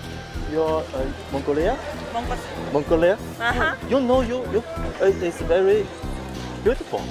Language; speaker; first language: English; non-native, learner; Chinese